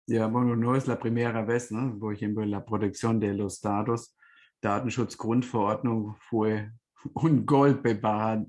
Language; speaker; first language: Spanish; non-native, fluent; German